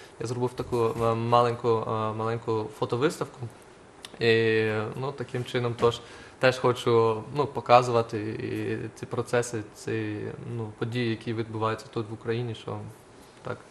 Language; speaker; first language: Ukrainian; non-native, fluent; German